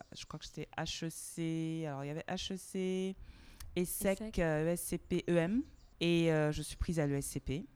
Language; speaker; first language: French; native; French